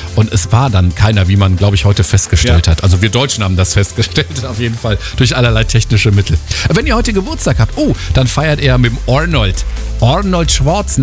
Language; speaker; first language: German; native; German